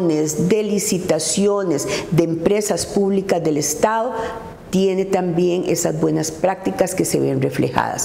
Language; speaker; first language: Spanish; native; Spanish